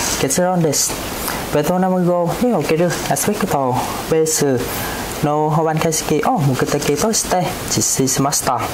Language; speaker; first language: Japanese; non-native, fluent; Vietnamese